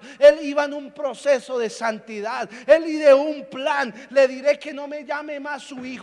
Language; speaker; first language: Spanish; native; Spanish